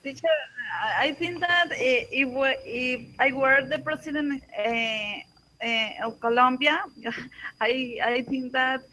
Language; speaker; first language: English; non-native, learner; Spanish